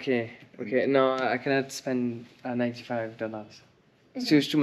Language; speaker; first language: English; non-native, learner; French